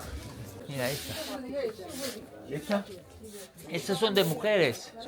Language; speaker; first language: Spanish; non-native, fluent; Italian